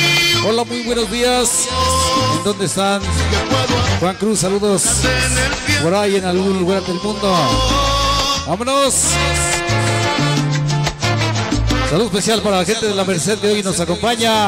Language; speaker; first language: Spanish; native; Spanish